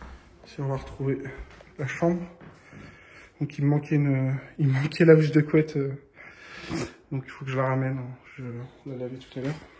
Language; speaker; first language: French; native; French